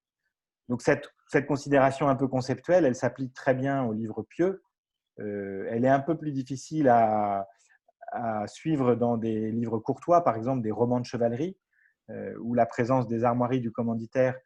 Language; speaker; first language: French; native; French